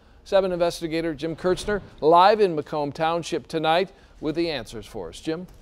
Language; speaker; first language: English; native; English